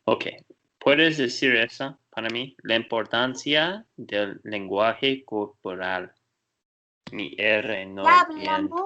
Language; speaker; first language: Spanish; non-native, learner; Portuguese